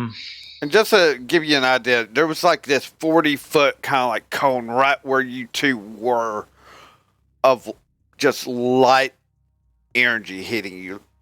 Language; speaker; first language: English; native; English